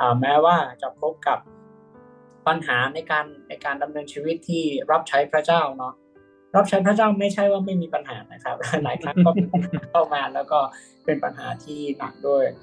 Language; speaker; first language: Thai; native; Thai